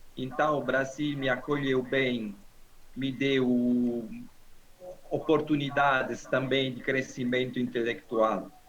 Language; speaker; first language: Portuguese; non-native, fluent; Italian